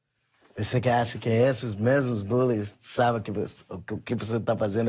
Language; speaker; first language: Portuguese; non-native, learner; English